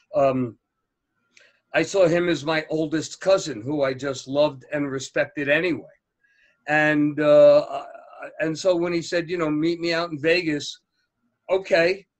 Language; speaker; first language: English; native; English